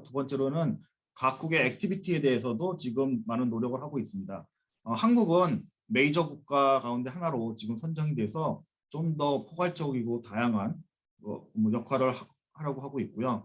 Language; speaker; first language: Korean; native; Korean